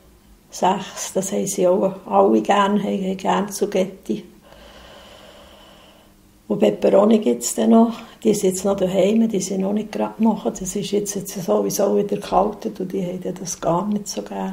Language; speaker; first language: German; native; German